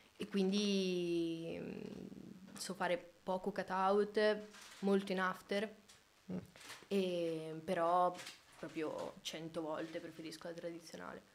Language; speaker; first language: Italian; native; Italian